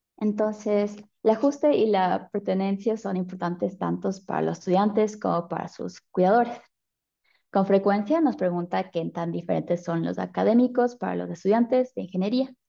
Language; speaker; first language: Spanish; early bilingual, heritage; Spanish